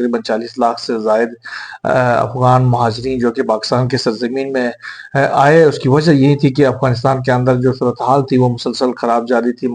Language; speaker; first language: Urdu; native; Urdu